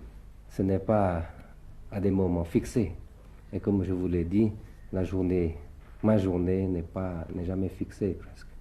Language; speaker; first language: French; early bilingual, other home language; Thai